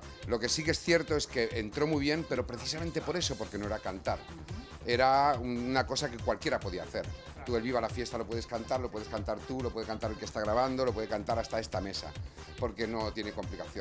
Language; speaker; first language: Spanish; native; Spanish